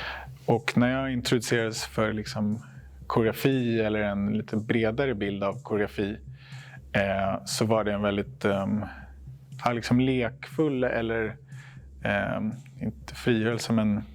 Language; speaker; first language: Swedish; native; Swedish